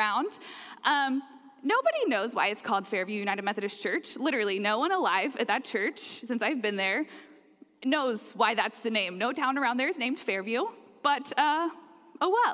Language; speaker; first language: English; native; English